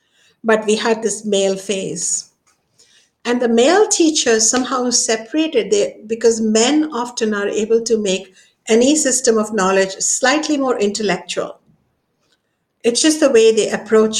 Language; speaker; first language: English; non-native, local second language; Hindi